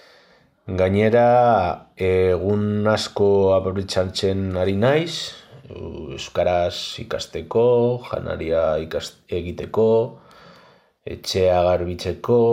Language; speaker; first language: Basque; non-native, learner; Spanish